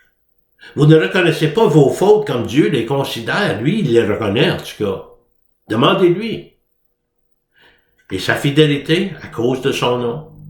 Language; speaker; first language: French; native; French